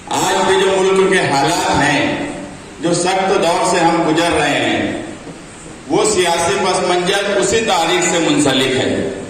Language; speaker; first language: Urdu; native; Urdu